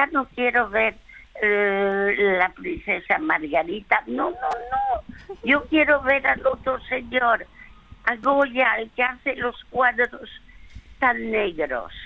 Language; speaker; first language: Spanish; early bilingual, other home language; French